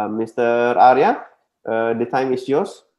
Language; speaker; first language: English; non-native, local second language; Indonesian